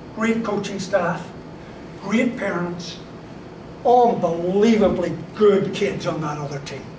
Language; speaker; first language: English; native; English